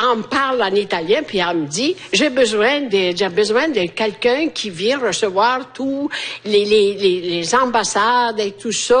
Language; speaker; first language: French; non-native, fluent; Italian